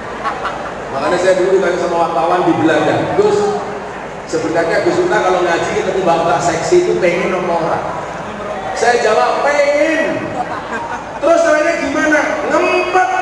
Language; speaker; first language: Indonesian; non-native, local second language; Javanese